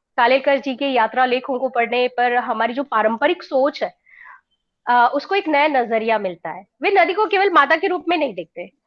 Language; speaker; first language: Hindi; non-native, local second language; Gujarati